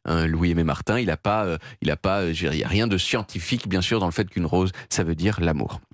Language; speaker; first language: French; native; French